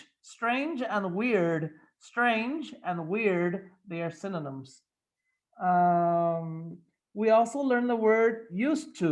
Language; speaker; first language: English; non-native, fluent; Spanish